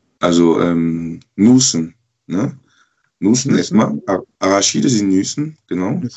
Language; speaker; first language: German; non-native, learner; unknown